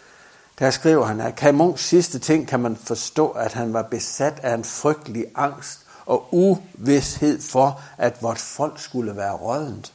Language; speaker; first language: Danish; native; Danish